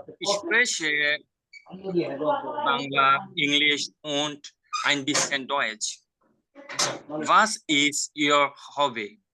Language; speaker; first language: German; non-native, learner; Bangla